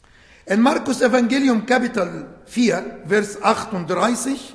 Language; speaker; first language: German; non-native, fluent; Arabic